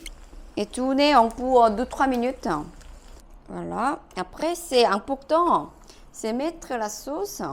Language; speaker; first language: French; non-native, fluent; Korean